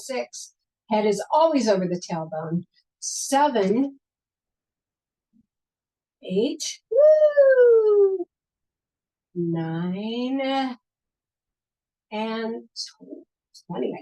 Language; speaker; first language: English; native; English